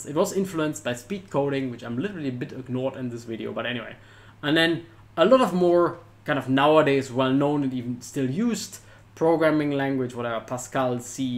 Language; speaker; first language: English; non-native, fluent; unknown